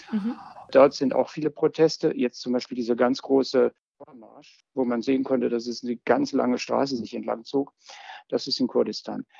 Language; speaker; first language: German; native; German